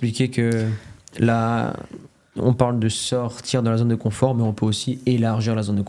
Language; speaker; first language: French; native; French